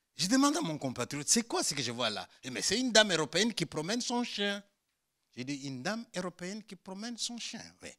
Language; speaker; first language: French; non-native, local second language; Luba-Lulua